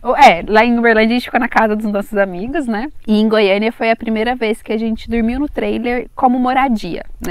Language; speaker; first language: Portuguese; native; Portuguese